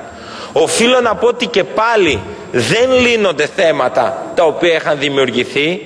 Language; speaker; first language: Greek; native; Greek